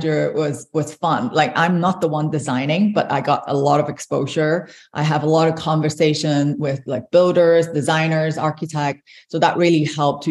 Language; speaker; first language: English; non-native, local second language; Cantonese